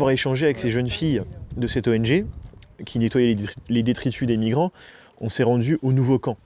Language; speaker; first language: French; native; French